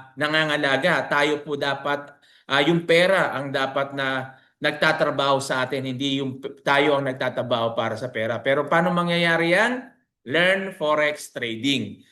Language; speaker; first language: Filipino; native; Filipino